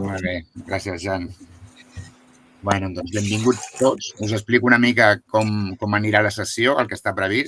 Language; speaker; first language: Catalan; native; Catalan